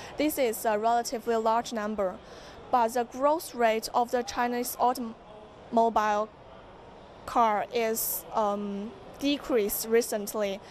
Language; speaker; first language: English; non-native, fluent; Chinese